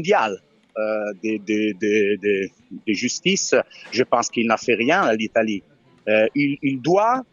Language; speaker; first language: French; non-native, fluent; Italian